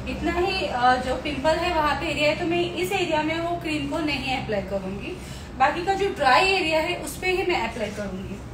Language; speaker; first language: Hindi; non-native, local second language; Gujarati